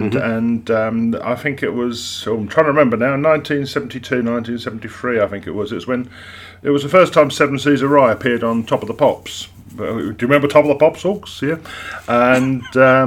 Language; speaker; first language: English; native; English